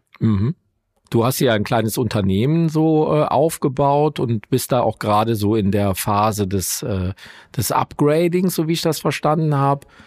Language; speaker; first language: German; native; German